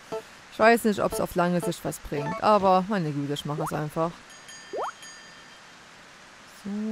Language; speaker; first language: German; native; German